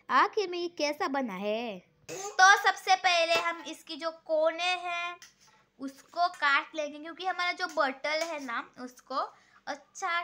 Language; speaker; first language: Hindi; non-native, local second language; Marathi